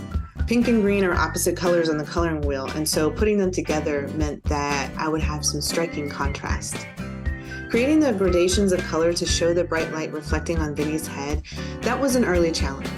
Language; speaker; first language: English; native; English